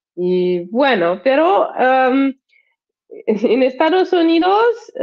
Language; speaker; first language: Spanish; non-native, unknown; Russian